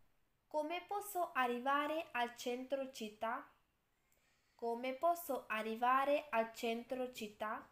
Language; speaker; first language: Italian; non-native, fluent; Urdu